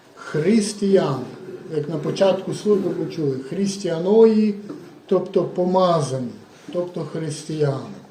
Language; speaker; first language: Ukrainian; native; Ukrainian